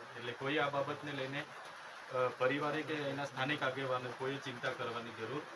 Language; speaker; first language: Gujarati; non-native, local second language; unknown